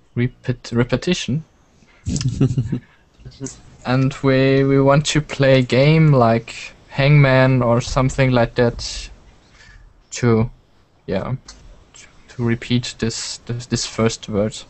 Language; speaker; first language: English; non-native, learner; German